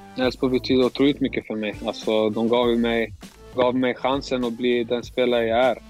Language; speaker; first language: Swedish; early bilingual, other home language; Albanian